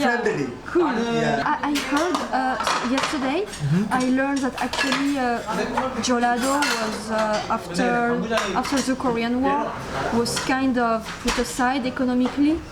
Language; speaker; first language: English; non-native, fluent; French